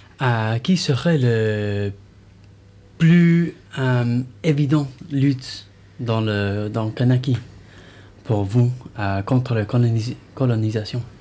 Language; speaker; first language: French; non-native, learner; English